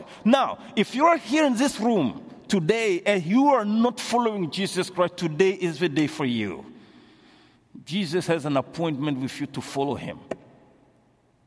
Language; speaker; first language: English; non-native, fluent; Bambara